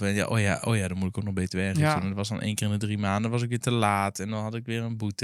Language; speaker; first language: Dutch; native; Dutch